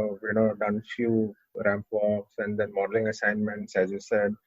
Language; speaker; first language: English; non-native, local second language; Hindi